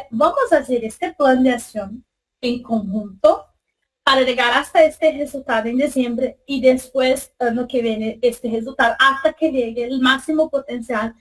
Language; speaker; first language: Spanish; non-native, fluent; Portuguese